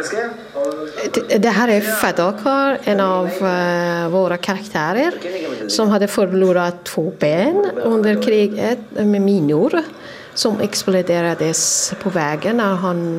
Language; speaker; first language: Swedish; non-native, fluent; Persian